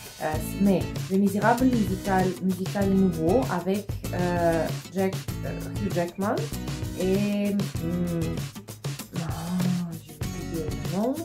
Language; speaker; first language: French; non-native, fluent; Russian